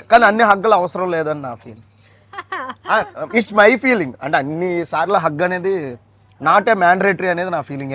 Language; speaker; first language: Telugu; native; Telugu